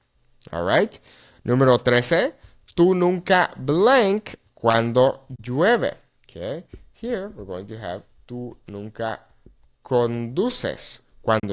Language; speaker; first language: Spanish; non-native, fluent; English